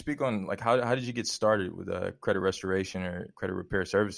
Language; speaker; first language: English; native; English